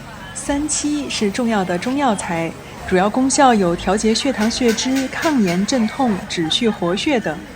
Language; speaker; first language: Chinese; native; Chinese